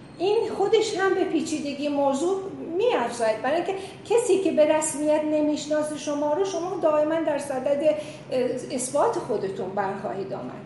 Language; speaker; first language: Persian; non-native, local second language; Azerbaijani